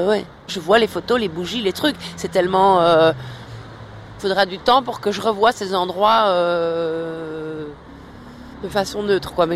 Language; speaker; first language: French; native; French